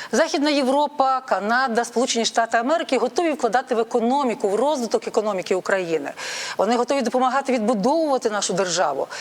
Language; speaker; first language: Ukrainian; native; Ukrainian